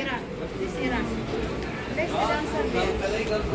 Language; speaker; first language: English; non-native, learner; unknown